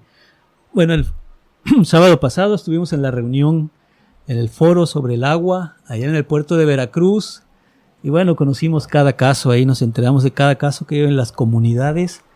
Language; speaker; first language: Spanish; native; Spanish